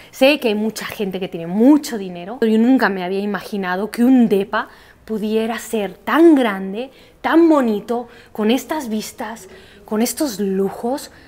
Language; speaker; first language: Spanish; native; Spanish